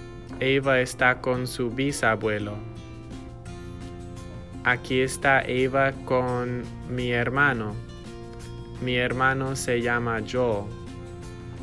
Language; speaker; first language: Spanish; non-native, fluent; English